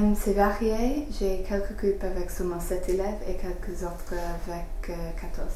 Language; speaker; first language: French; non-native, learner; English